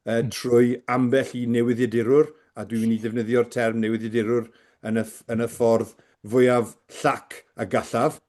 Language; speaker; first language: Welsh; native; Welsh